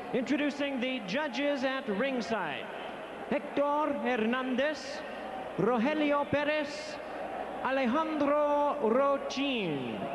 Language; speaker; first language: English; native; English